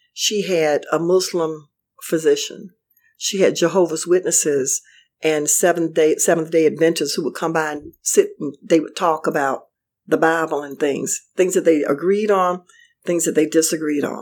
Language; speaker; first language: English; native; English